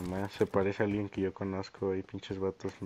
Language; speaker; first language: Spanish; native; Spanish